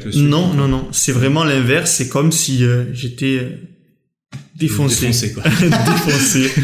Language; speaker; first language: French; native; French